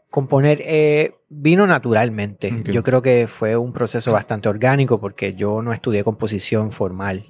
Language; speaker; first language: Spanish; native; Spanish